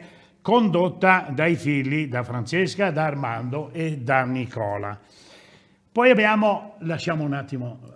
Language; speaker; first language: Italian; native; Italian